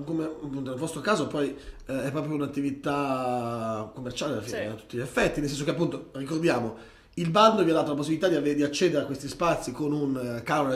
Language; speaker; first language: Italian; native; Italian